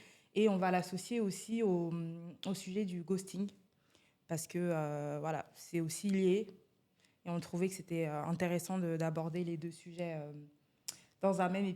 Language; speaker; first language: French; native; French